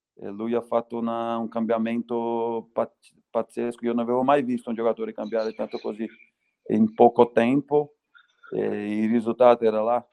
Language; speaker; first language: Italian; non-native, fluent; Portuguese